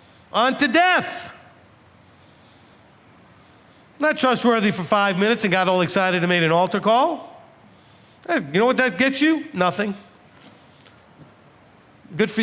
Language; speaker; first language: English; native; English